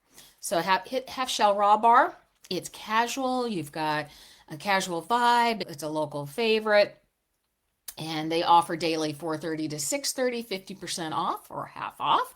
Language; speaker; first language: English; native; English